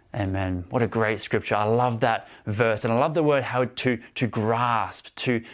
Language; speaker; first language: English; native; English